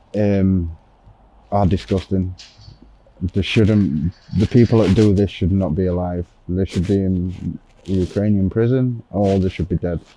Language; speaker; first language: English; native; English